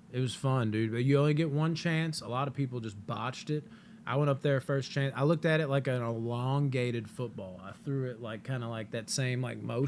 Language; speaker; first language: English; native; English